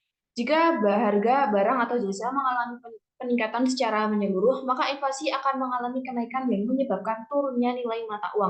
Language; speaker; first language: Indonesian; native; Indonesian